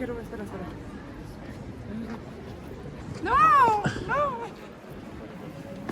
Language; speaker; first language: Spanish; non-native, fluent; German